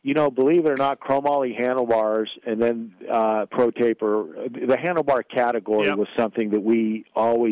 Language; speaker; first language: English; native; English